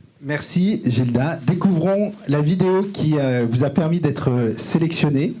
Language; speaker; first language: French; native; French